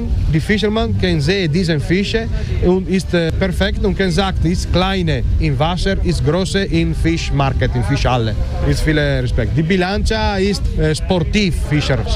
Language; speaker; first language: German; non-native, learner; Italian